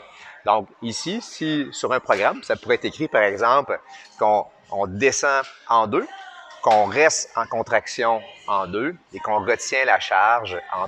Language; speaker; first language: French; native; French